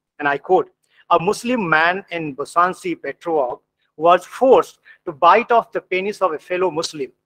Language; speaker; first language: English; non-native, local second language; Hindi